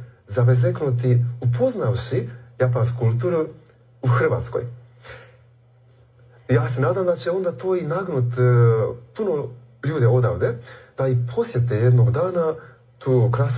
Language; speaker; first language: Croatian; non-native, fluent; Japanese